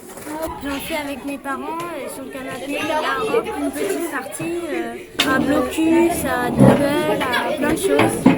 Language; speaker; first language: French; native; French